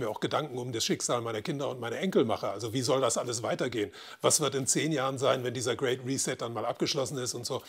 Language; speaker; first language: German; native; German